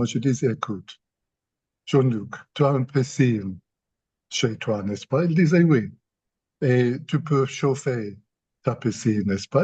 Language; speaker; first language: French; non-native, fluent; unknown